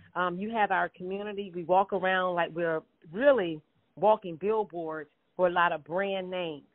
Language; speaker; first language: English; native; English